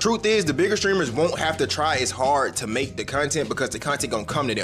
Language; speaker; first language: English; native; English